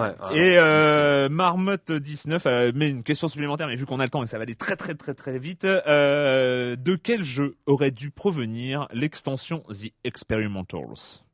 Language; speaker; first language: French; native; French